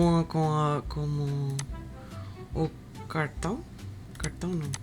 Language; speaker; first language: Portuguese; non-native, learner; Spanish